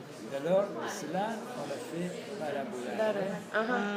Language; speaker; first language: French; non-native, fluent; Italian